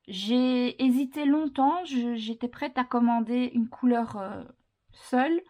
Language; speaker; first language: French; native; French